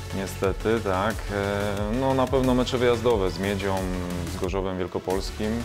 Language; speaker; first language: Polish; native; Polish